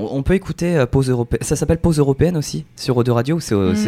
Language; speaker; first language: French; native; French